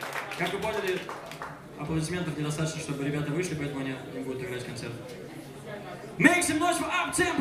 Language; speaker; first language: Russian; native; Russian